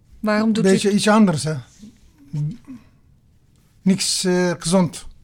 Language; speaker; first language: Dutch; non-native, learner; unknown